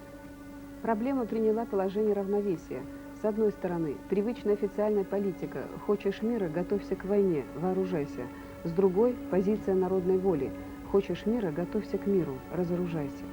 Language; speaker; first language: Russian; native; Russian